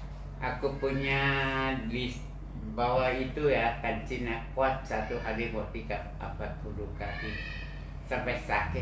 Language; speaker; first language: Indonesian; non-native, local second language; Hakka Chinese